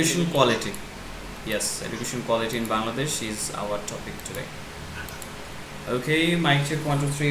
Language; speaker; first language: English; non-native, fluent; Bangla